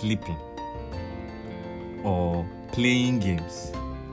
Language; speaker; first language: English; non-native, local second language; Yoruba